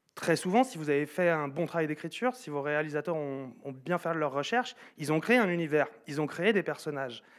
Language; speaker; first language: French; native; French